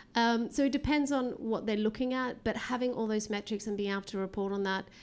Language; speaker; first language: English; native; English